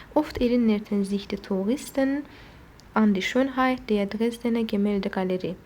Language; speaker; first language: German; non-native, fluent; Azerbaijani